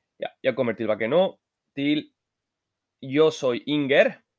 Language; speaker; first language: Norwegian; non-native, learner; Spanish